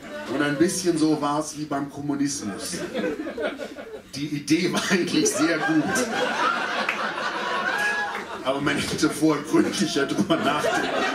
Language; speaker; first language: German; native; German